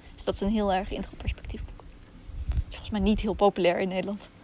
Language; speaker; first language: Dutch; early bilingual, other home language; Russian